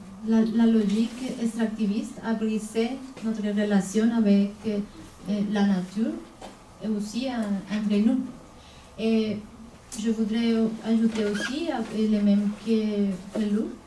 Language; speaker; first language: French; non-native, fluent; Spanish